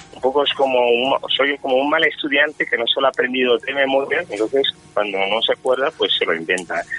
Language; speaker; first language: Spanish; non-native, local second language; Catalan